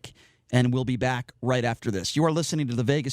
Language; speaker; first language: English; native; English